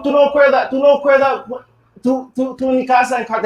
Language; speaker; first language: Spanish; non-native, learner; English